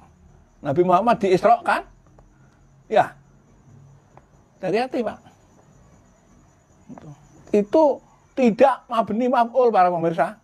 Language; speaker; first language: Indonesian; non-native, local second language; Javanese